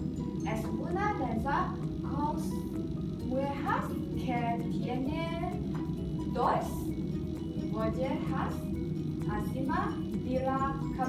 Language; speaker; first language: Spanish; non-native, learner; Chinese